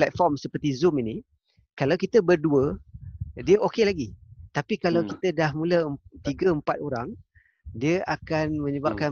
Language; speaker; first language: Malay; native; Malay